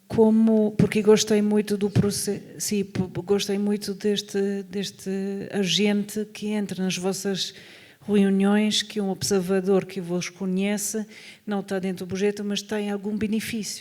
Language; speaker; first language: Portuguese; non-native, fluent; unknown